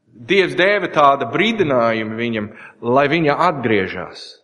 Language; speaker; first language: Latvian; non-native, learner; English